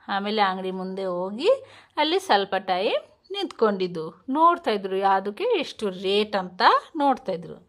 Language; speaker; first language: Kannada; non-native, local second language; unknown